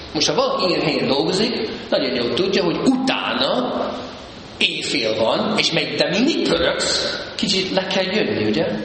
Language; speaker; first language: Hungarian; early bilingual, heritage; Hungarian